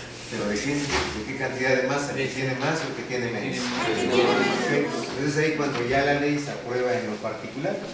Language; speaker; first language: Spanish; native; Spanish